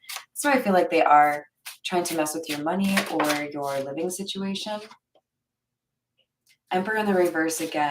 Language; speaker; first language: English; native; English